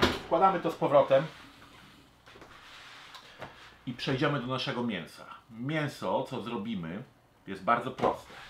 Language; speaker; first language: Polish; early bilingual, heritage; Polish